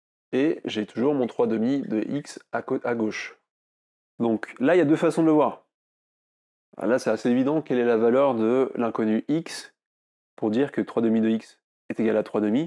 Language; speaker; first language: French; native; French